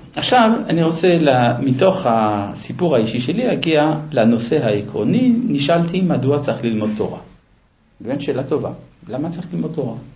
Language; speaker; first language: Hebrew; non-native, fluent; Spanish